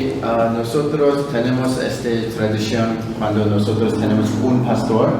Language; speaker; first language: Spanish; non-native, learner; Korean